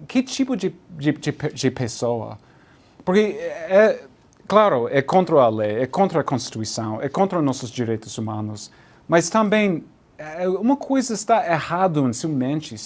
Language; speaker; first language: Portuguese; non-native, learner; English